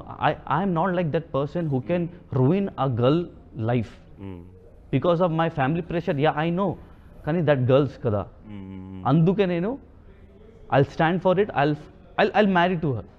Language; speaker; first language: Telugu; non-native, local second language; Hindi